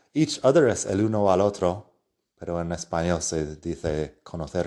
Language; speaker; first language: Spanish; non-native, fluent; English